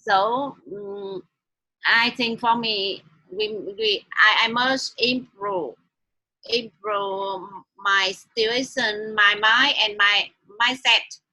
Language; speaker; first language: English; non-native, learner; Vietnamese